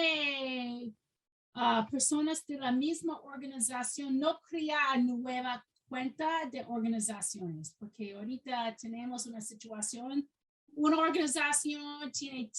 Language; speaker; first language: Spanish; non-native, fluent; English